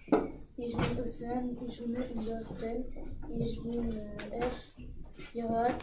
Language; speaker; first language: German; non-native, learner; French